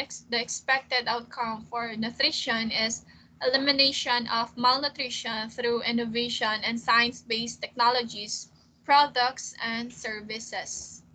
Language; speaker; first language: English; non-native, local second language; Filipino